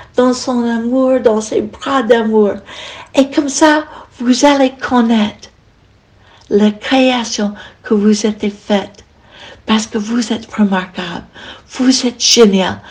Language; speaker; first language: French; non-native, fluent; English